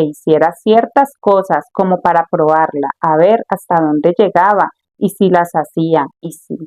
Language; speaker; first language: Spanish; native; Spanish